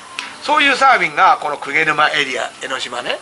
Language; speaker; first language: Japanese; native; Japanese